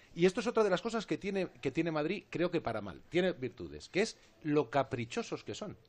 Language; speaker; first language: Spanish; native; Spanish